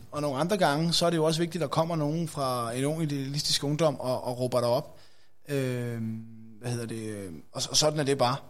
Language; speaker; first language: Danish; native; Danish